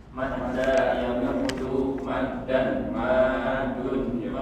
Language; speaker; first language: Arabic; non-native, learner; Indonesian